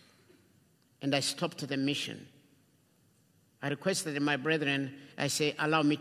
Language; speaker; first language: English; non-native, local second language; Kinyarwanda